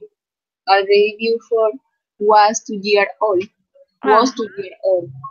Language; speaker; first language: English; non-native, learner; Spanish